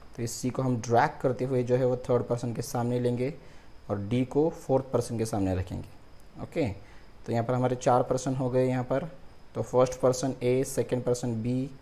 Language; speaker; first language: Hindi; non-native, local second language; Marathi